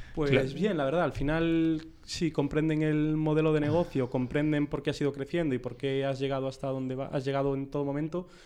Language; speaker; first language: Spanish; native; Spanish